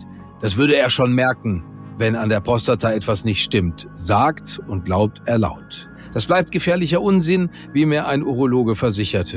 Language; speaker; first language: German; native; German